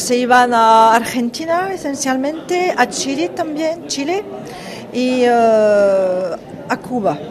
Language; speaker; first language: Spanish; early bilingual, heritage; French